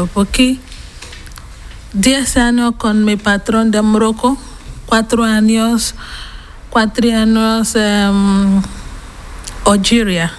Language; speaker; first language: Spanish; non-native, learner; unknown